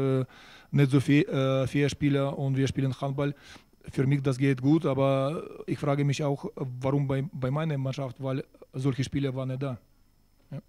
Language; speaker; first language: German; non-native, fluent; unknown